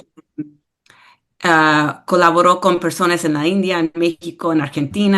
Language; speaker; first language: Spanish; early bilingual, heritage; English